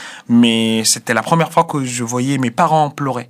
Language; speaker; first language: French; non-native, fluent; Arabic